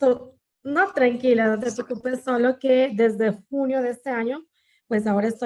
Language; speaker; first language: Spanish; native; Spanish